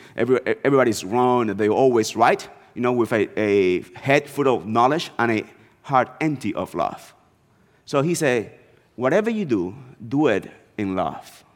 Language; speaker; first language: English; non-native, fluent; Spanish